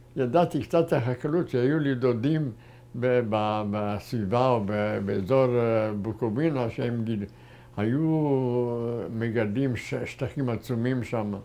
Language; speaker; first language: Hebrew; non-native, fluent; German